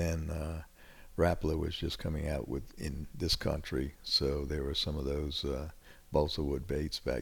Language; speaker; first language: English; native; English